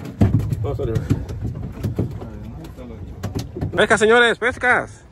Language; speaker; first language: Spanish; native; Spanish